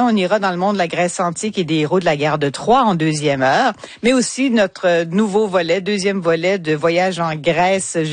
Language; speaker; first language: French; native; French